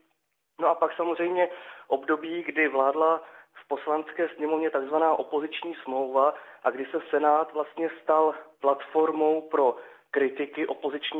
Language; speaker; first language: Czech; native; Czech